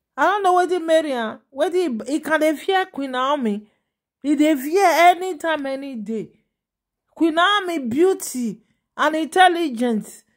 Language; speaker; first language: Nigerian Pidgin; non-native, local second language; Yoruba